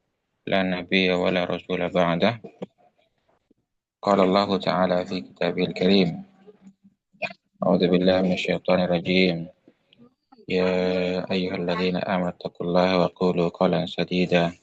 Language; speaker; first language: Arabic; non-native, fluent; Indonesian